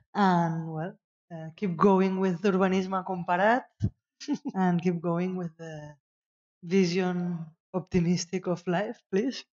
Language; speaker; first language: English; non-native, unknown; Catalan